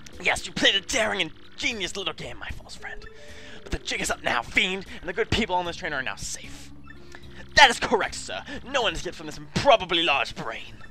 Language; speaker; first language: English; native; English